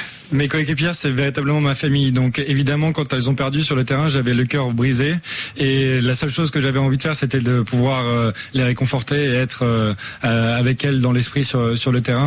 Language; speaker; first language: French; native; French